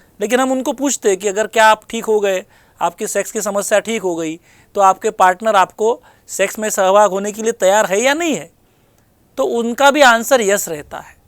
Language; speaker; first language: Hindi; non-native, local second language; Marathi